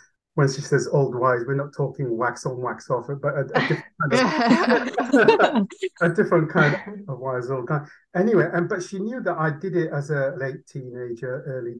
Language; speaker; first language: English; non-native, local second language; Urdu